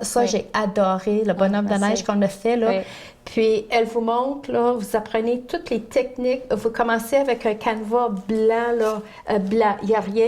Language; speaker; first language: French; native; French